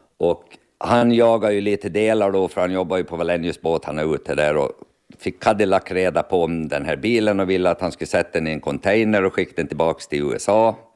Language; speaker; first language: Swedish; native; Swedish